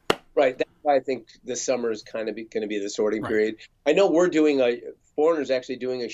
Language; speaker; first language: English; native; English